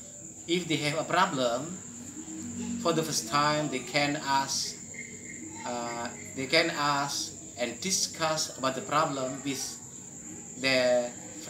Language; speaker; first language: English; non-native, fluent; Indonesian